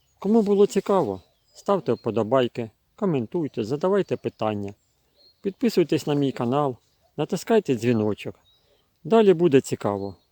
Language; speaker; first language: Ukrainian; native; Ukrainian